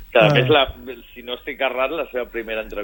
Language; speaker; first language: Catalan; native; Catalan